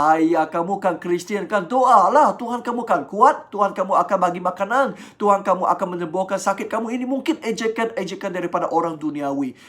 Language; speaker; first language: Malay; non-native, local second language; Chinese